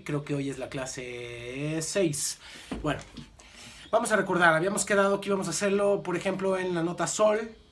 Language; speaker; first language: Spanish; native; Spanish